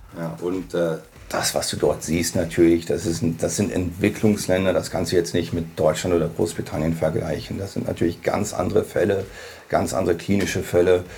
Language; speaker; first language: German; native; German